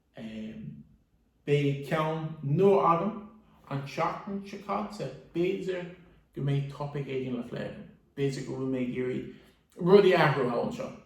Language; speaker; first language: Irish; native; Irish